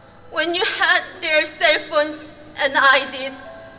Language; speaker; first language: English; non-native, fluent; Korean